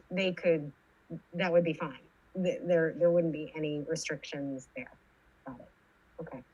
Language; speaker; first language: English; native; English